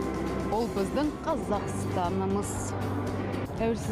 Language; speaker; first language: Kazakh; non-native, local second language; Russian